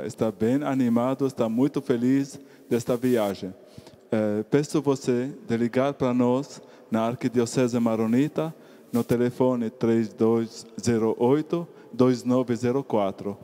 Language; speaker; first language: Portuguese; non-native, fluent; Arabic